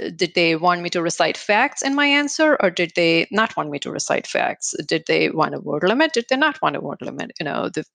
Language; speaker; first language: English; non-native, local second language; Hindi